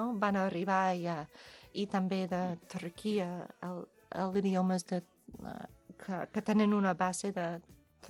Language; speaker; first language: Catalan; non-native, learner; English